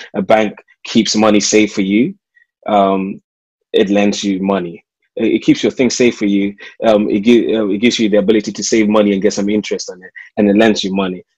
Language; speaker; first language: English; native; English